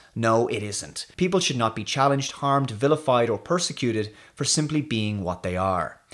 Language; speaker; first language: English; native; English